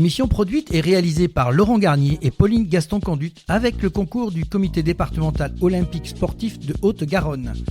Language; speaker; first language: French; native; French